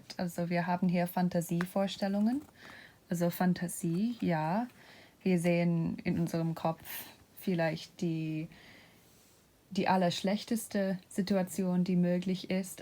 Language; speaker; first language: German; non-native, fluent; English